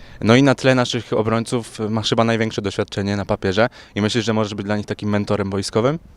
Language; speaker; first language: Polish; native; Polish